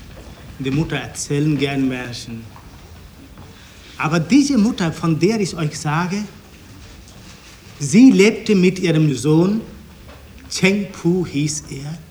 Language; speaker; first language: German; non-native, fluent; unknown